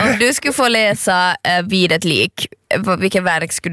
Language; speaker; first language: Swedish; native; Swedish